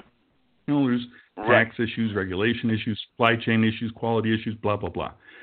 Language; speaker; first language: English; native; English